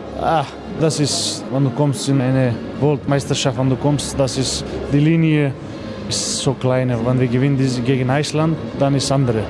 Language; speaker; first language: German; non-native, learner; Macedonian